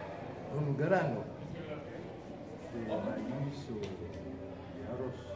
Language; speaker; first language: Spanish; non-native, fluent; Haitian Creole